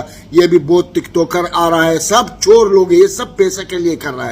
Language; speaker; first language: Hindi; non-native, learner; Arabic